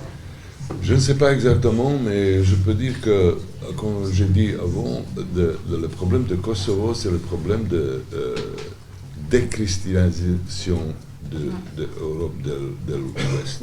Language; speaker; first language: French; non-native, learner; Serbian